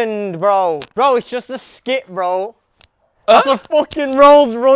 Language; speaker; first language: English; native; English